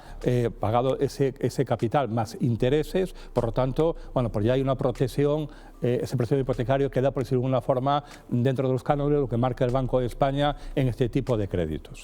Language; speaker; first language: Spanish; native; Spanish